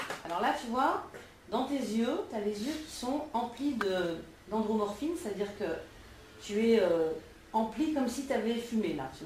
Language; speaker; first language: French; native; French